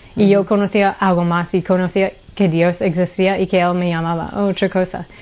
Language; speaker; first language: Spanish; non-native, fluent; English